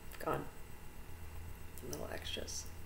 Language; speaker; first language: English; native; English